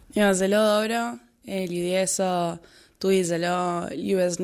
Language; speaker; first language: Slovenian; early bilingual, heritage; Spanish